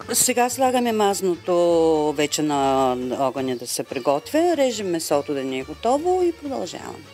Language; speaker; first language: Bulgarian; native; Bulgarian